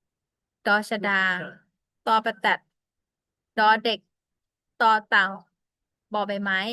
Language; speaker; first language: Thai; non-native, fluent; Burmese